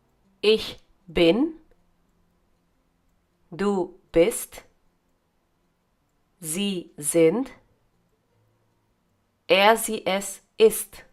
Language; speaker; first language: German; non-native, fluent; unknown